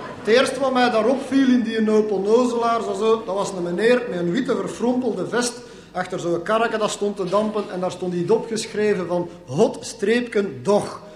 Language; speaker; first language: Dutch; native; Dutch